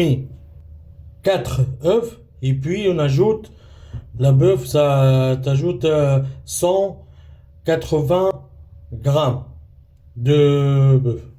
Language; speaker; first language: French; non-native, local second language; Arabic